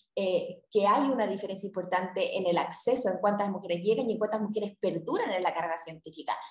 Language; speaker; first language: Spanish; native; Spanish